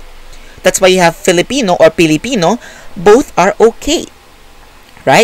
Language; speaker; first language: English; non-native, local second language; Filipino